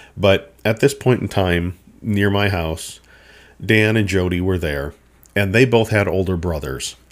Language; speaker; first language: English; native; English